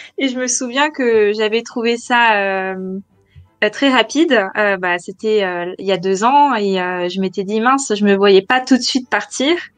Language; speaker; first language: French; native; French